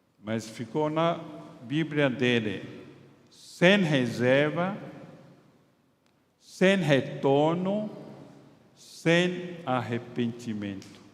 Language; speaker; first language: Portuguese; non-native, fluent; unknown